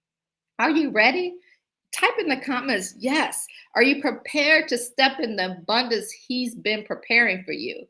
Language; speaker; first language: English; native; English